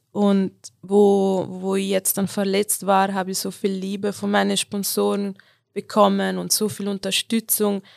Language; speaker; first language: German; non-native, local second language; Ladin